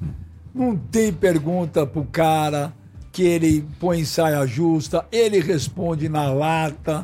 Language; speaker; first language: Portuguese; native; Portuguese